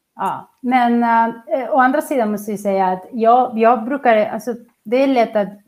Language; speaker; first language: Swedish; non-native, fluent; Spanish